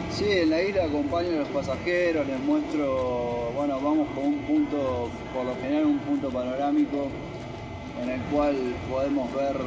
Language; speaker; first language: Spanish; native; Spanish